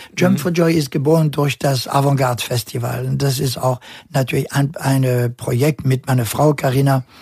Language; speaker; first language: German; non-native, fluent; French